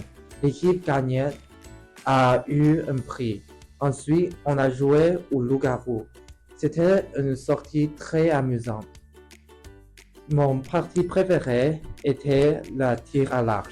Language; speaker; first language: French; non-native, learner; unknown